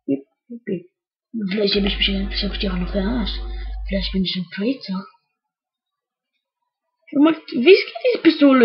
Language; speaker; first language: German; native; German